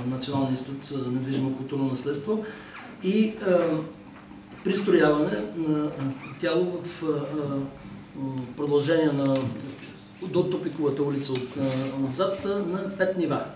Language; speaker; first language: Bulgarian; native; Bulgarian